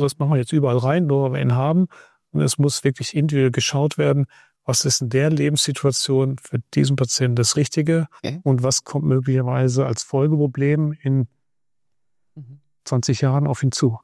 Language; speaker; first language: German; native; German